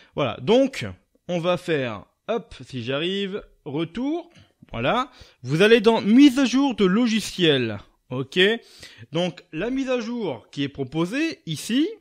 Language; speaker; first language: French; native; French